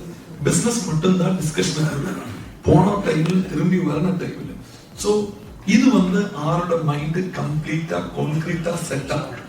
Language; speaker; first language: Tamil; non-native, local second language; Malayalam